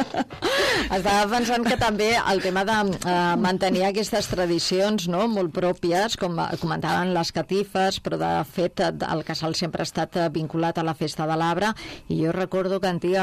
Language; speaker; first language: Catalan; native; Catalan